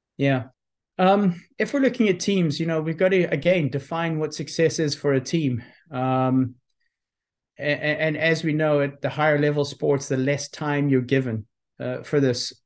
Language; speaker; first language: English; native; English